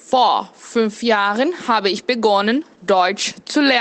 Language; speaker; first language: German; non-native, fluent; Portuguese